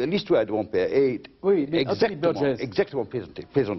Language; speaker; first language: French; non-native, fluent; English